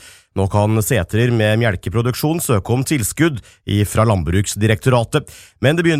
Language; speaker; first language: Norwegian; native; Norwegian